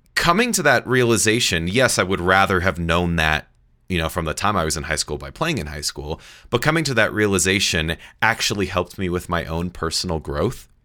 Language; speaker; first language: English; native; English